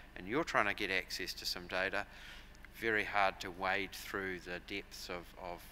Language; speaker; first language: English; native; English